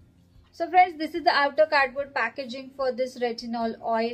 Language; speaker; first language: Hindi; native; Hindi